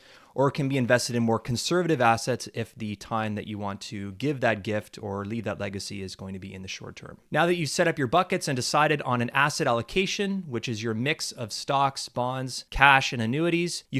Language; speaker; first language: English; native; English